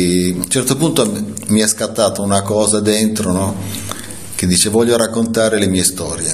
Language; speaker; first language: Italian; native; Italian